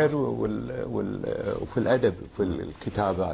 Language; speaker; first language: Arabic; native; Arabic